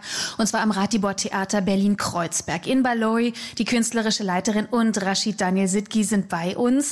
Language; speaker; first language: German; native; German